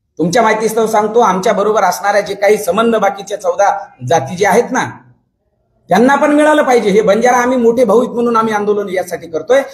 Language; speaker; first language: Marathi; non-native, local second language; Lambadi